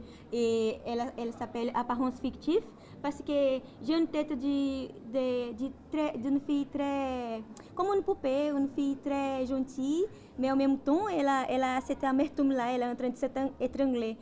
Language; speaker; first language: French; non-native, fluent; Portuguese